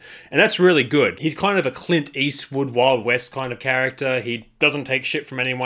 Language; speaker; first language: English; native; English